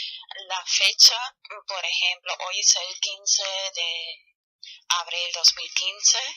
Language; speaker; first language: Spanish; non-native, fluent; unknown